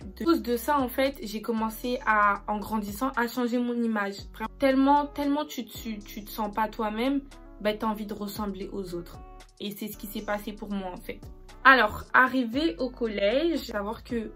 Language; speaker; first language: French; native; French